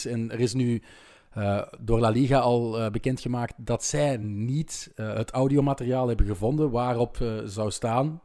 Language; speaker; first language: Dutch; native; Dutch